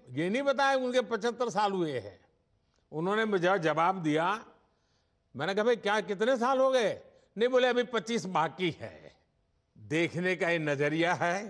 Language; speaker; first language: Hindi; non-native, local second language; Gujarati